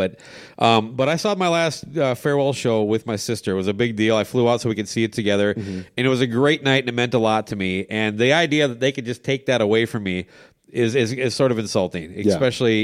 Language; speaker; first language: English; native; English